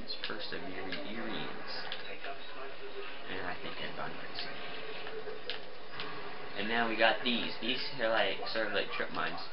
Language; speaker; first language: English; native; English